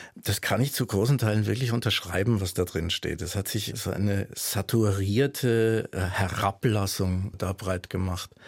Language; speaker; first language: German; native; German